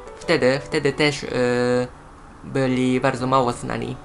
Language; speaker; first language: Polish; non-native, fluent; Japanese